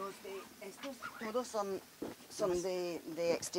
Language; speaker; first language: Spanish; non-native, learner; English